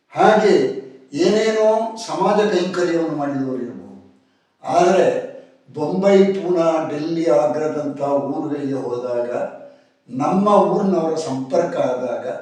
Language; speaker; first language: Kannada; non-native, local second language; Tulu